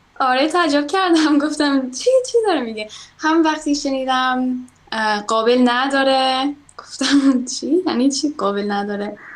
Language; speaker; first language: Persian; non-native, fluent; English